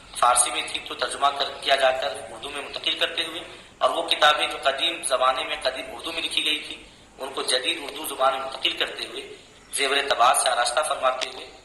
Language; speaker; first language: Urdu; native; Urdu